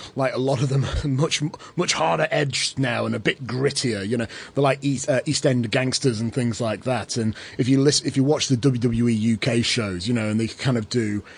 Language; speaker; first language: English; native; English